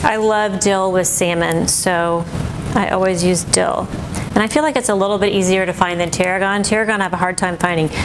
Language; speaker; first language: English; native; English